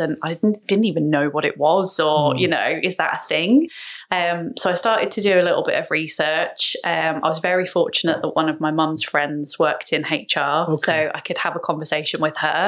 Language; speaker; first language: English; native; English